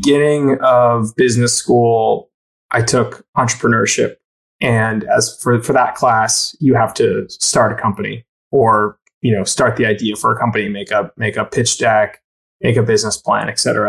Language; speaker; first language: English; native; English